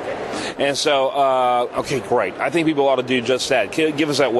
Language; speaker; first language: English; native; English